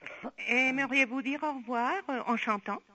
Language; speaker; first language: French; non-native, fluent; Spanish